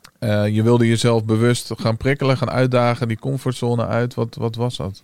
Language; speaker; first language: Dutch; native; Dutch